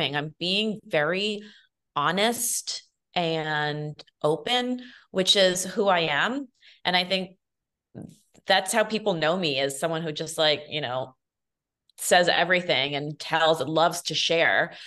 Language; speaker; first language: English; early bilingual, other home language; Spanish